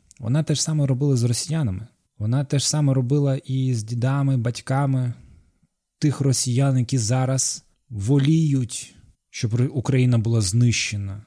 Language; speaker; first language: Ukrainian; non-native, local second language; Crimean Tatar